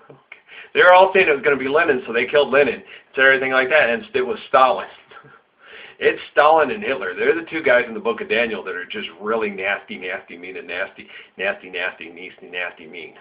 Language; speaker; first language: English; native; English